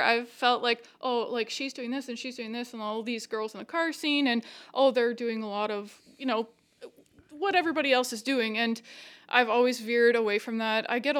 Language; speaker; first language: English; native; English